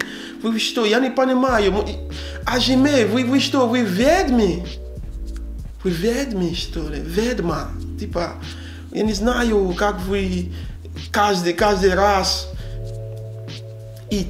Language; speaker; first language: Russian; non-native, learner; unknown